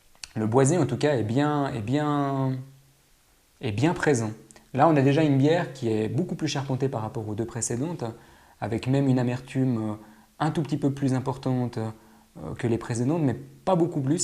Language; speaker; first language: French; native; French